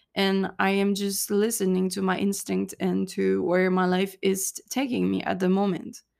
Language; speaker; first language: English; non-native, fluent; French